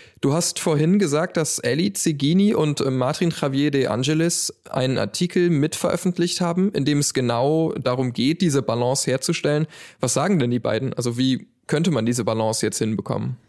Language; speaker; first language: German; native; German